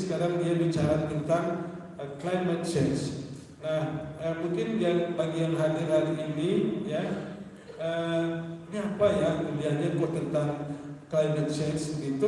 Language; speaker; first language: Indonesian; native; Indonesian